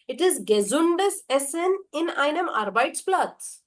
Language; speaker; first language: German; non-native, fluent; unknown